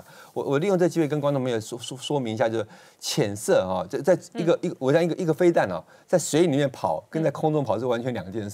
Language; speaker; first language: Chinese; native; Chinese